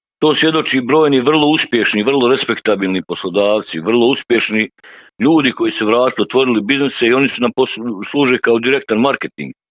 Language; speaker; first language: Bosnian; native; Bosnian